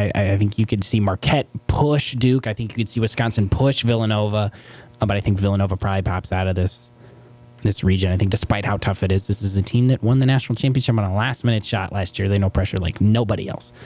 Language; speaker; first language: English; native; English